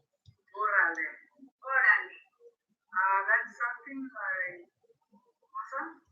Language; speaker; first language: English; non-native, learner; Spanish